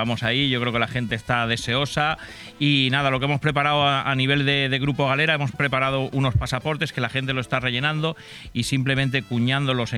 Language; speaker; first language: Spanish; native; Spanish